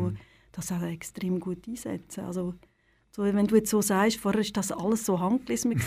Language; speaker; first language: German; native; German